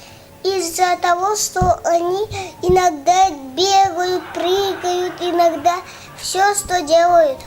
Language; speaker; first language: Russian; non-native, local second language; Tajik